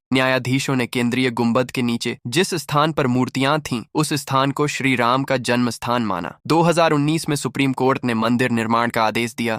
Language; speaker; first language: Hindi; native; Hindi